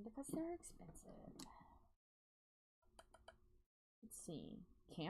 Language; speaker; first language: English; native; English